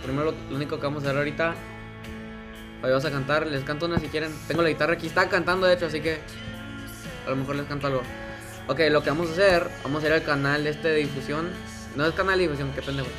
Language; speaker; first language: Spanish; early bilingual, heritage; Spanish